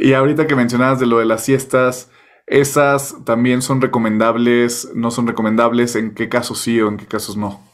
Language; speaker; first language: Spanish; native; Spanish